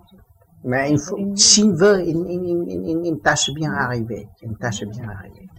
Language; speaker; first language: French; non-native, learner; Vietnamese